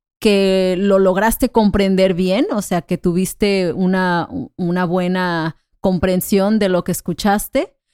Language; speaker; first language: Spanish; non-native, fluent; English